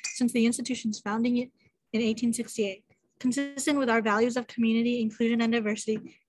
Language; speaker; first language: English; native; English